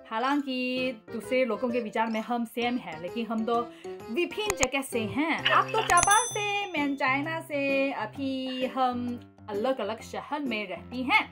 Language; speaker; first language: Hindi; non-native, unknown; Chinese